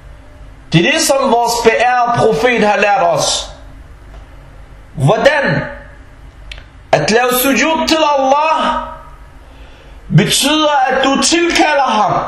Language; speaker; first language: Danish; early bilingual, other home language; Arabic